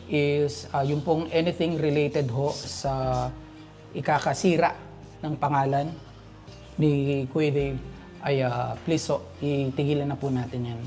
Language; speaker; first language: Filipino; native; Filipino